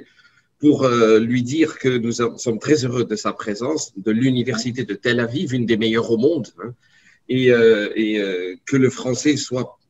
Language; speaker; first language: French; native; French